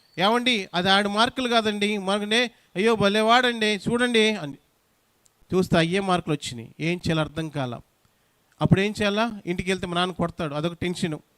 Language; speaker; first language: Telugu; non-native, local second language; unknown